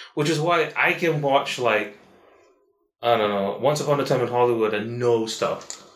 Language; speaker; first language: English; non-native, local second language; Malay